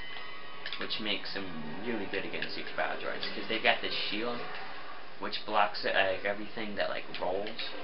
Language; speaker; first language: English; native; English